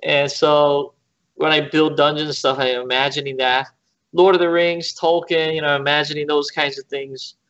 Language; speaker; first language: English; native; English